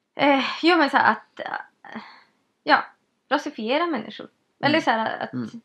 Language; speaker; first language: Swedish; native; Swedish